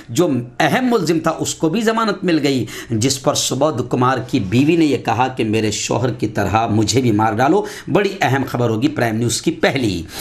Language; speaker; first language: Urdu; native; Urdu